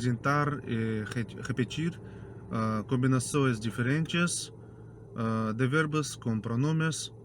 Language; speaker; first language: Portuguese; non-native, fluent; Russian